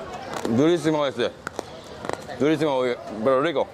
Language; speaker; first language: Spanish; early bilingual, heritage; Spanish